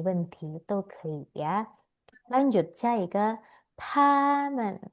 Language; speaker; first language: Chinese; non-native, fluent; Indonesian